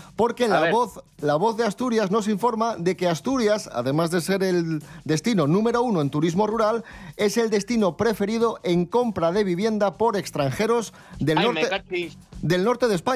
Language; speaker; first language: Spanish; native; Spanish